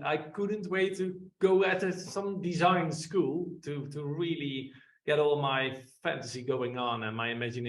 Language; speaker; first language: English; non-native, fluent; Dutch